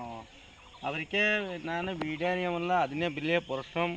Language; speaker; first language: Malayalam; non-native, learner; Bangla